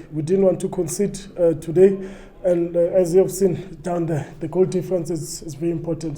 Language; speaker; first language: English; non-native, local second language; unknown